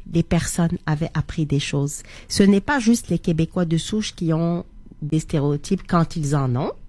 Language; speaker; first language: French; non-native, local second language; Arabic